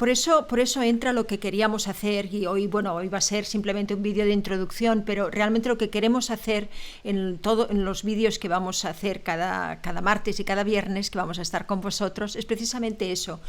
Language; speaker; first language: Spanish; native; Spanish